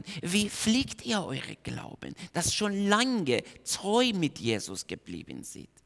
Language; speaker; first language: German; non-native, fluent; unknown